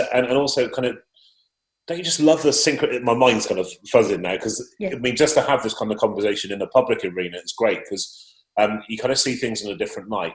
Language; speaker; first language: English; native; English